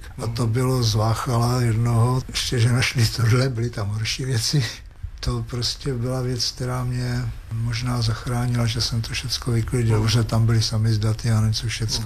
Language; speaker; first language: Czech; native; Czech